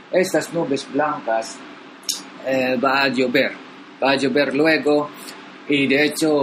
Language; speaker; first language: Spanish; non-native, learner; Filipino